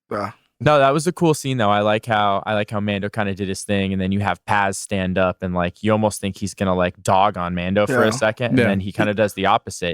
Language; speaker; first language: English; native; English